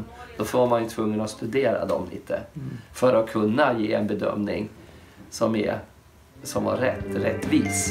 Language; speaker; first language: Swedish; native; Swedish